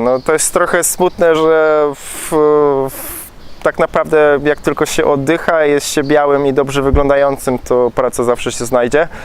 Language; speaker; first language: Polish; native; Polish